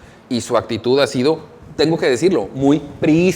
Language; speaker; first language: Spanish; native; Spanish